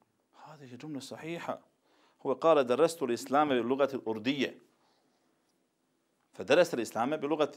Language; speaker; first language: Arabic; non-native, fluent; Bosnian